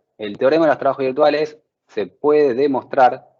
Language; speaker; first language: Spanish; native; Spanish